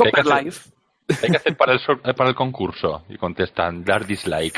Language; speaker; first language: Spanish; native; Spanish